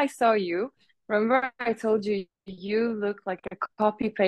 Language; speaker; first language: English; non-native, fluent; Uzbek